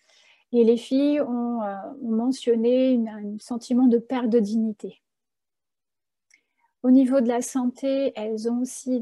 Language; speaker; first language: French; native; French